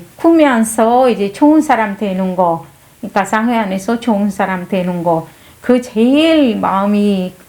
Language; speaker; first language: Korean; non-native, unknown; Spanish